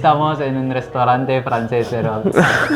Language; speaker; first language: Spanish; non-native, fluent; Cebuano